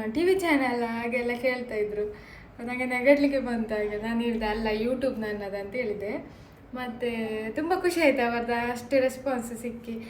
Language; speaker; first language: Kannada; non-native, local second language; Tulu